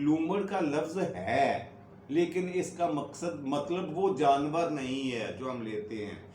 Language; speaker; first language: Urdu; native; Urdu